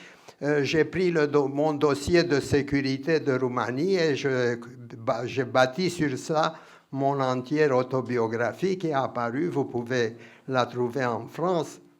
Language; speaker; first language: French; non-native, fluent; Romanian